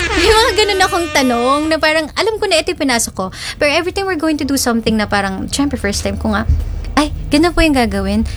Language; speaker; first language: Filipino; native; Filipino